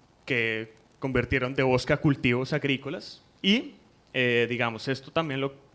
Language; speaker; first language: Spanish; native; Spanish